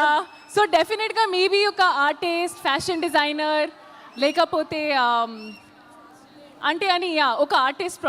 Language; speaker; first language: Telugu; non-native, learner; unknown